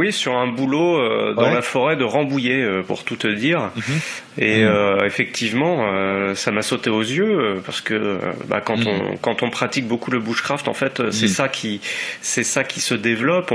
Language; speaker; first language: French; native; French